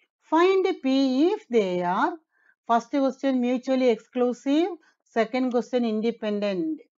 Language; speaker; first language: English; non-native, local second language; Malayalam